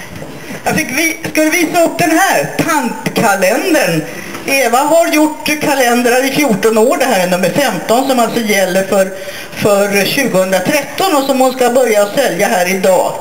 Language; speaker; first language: Swedish; native; Swedish